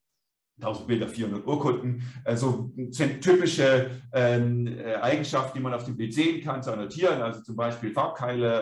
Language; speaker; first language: German; native; German